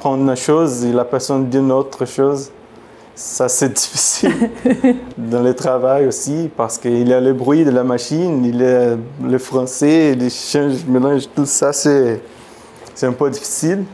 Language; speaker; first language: French; non-native, learner; Portuguese